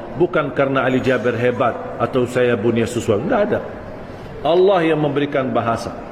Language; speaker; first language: Malay; non-native, fluent; Arabic